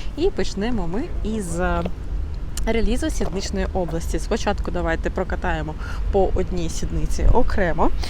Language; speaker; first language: Ukrainian; non-native, local second language; Russian